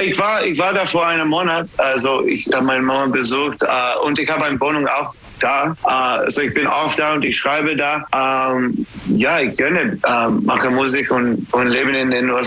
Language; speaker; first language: German; non-native, learner; English